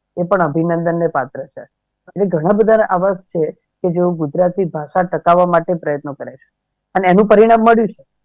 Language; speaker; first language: Gujarati; native; Gujarati